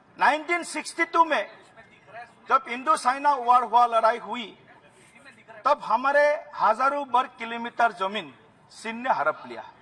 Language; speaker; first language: Hindi; non-native, local second language; Assamese